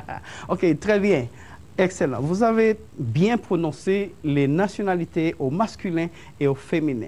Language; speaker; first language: French; non-native, fluent; Spanish